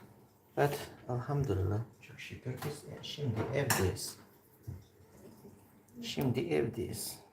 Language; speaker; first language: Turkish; non-native, learner; Filipino